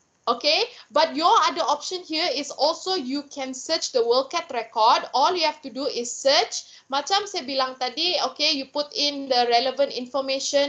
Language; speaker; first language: English; non-native, local second language; Malay